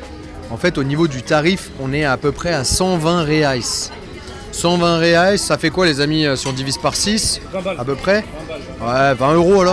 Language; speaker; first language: French; native; French